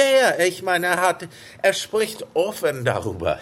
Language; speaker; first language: German; non-native, fluent; English